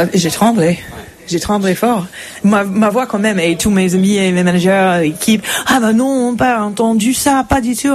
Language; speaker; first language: French; non-native, fluent; English